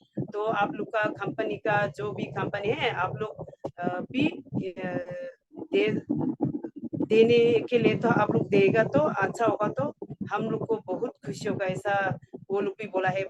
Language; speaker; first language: Hindi; non-native, local second language; Garo